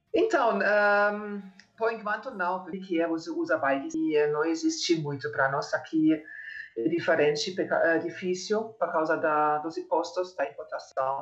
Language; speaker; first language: Portuguese; non-native, fluent; German